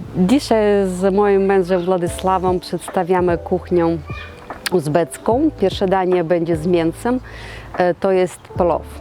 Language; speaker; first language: Polish; non-native, fluent; Russian